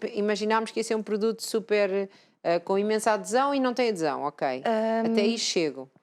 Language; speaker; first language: Portuguese; native; Portuguese